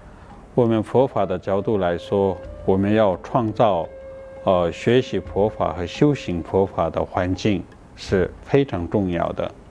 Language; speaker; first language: Chinese; non-native, fluent; Tibetan